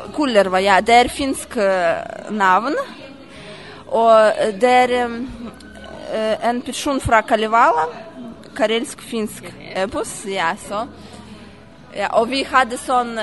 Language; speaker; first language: Norwegian; non-native, learner; Russian